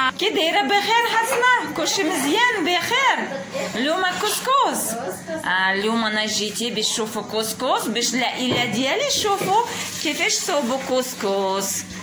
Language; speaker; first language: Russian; non-native, local second language; Kazakh